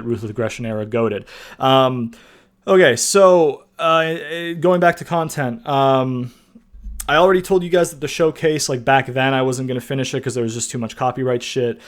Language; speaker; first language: English; native; English